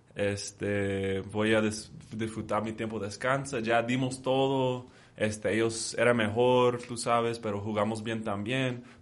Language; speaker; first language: Spanish; early bilingual, heritage; Spanish